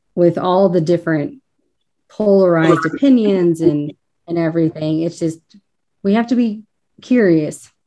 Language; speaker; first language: English; native; English